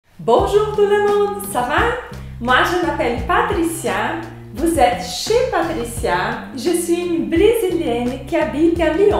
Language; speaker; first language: French; non-native, fluent; Portuguese